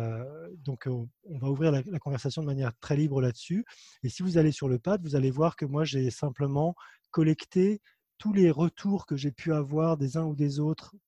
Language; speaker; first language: French; native; French